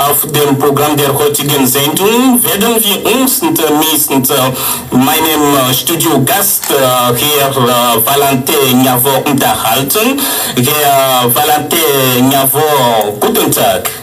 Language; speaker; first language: German; non-native, fluent; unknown